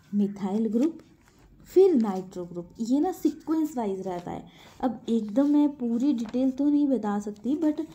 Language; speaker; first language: Hindi; native; Hindi